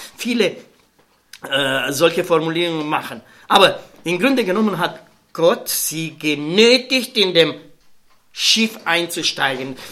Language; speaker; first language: German; non-native, learner; Romanian